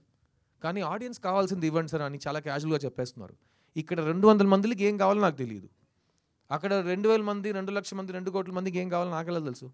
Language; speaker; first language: Telugu; non-native, local second language; Tamil